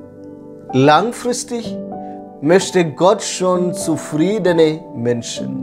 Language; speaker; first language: German; non-native, fluent; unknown